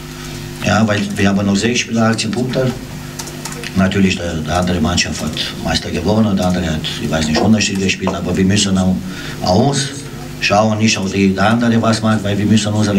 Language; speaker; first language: German; non-native, learner; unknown